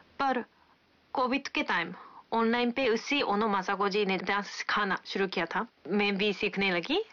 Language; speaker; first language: Hindi; non-native, fluent; Japanese